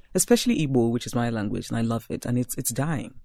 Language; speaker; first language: English; non-native, local second language; Igbo